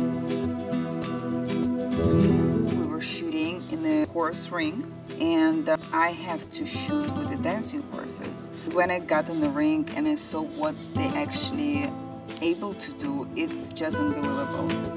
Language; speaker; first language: English; non-native, fluent; Russian